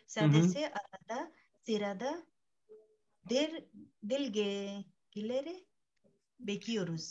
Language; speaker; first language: Turkish; non-native, learner; Urdu